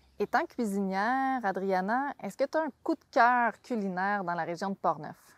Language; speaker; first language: French; native; French